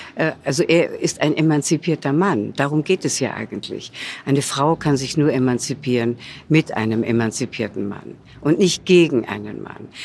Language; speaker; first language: German; native; German